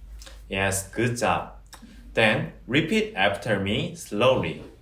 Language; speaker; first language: English; non-native, fluent; Korean